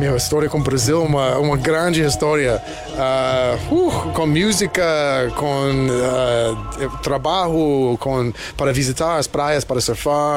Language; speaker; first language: Portuguese; non-native, learner; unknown